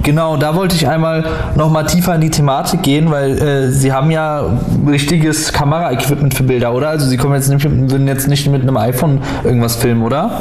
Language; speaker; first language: German; native; German